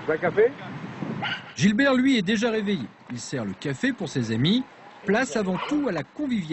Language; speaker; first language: French; native; French